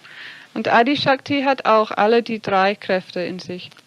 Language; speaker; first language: German; non-native, fluent; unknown